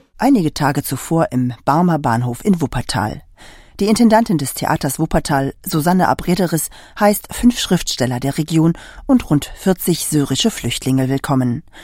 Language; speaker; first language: German; native; German